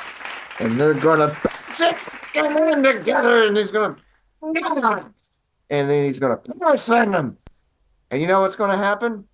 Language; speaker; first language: English; native; English